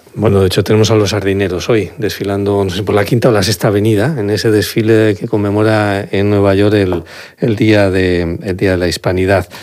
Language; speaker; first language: Spanish; native; Spanish